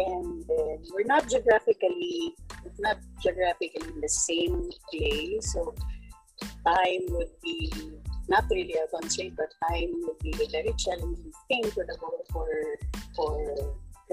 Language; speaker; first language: English; non-native, local second language; Cebuano